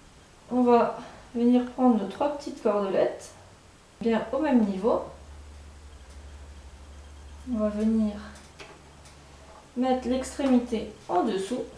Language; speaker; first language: French; native; French